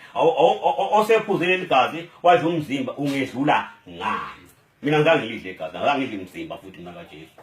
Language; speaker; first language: Zulu; native; Zulu